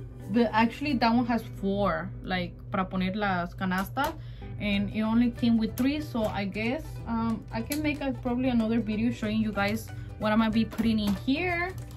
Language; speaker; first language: English; early bilingual, other home language; Spanish